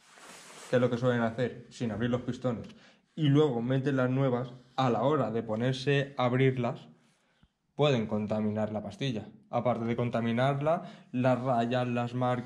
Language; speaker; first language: Spanish; native; Spanish